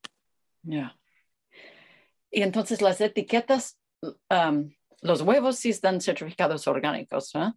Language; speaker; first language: Spanish; non-native, fluent; English